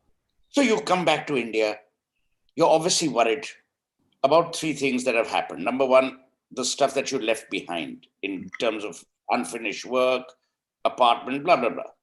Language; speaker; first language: English; non-native, local second language; Hindi